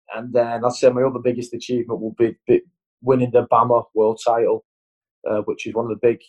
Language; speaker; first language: English; native; English